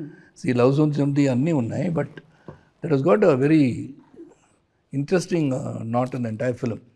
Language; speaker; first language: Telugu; non-native, fluent; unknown